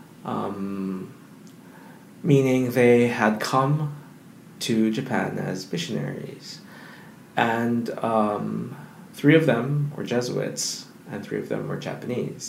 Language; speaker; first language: English; non-native, local second language; Filipino